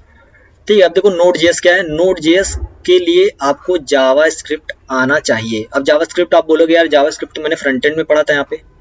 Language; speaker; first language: Hindi; native; Hindi